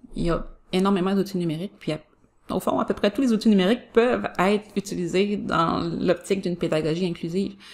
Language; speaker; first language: French; native; French